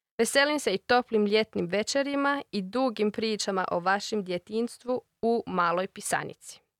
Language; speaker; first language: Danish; native; Danish